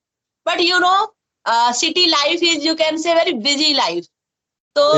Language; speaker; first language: English; non-native, fluent; Hindi